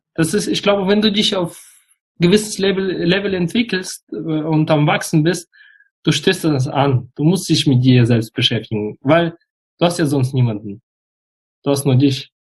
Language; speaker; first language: German; non-native, fluent; Russian